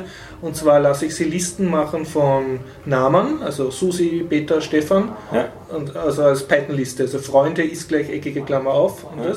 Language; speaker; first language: German; native; German